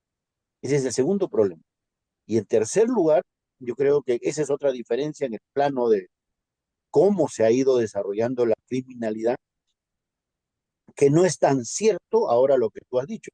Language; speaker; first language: Spanish; native; Spanish